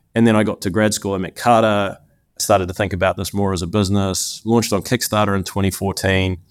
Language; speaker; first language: English; native; English